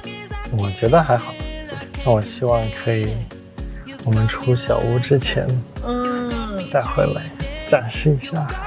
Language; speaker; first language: Chinese; early bilingual, heritage; Chinese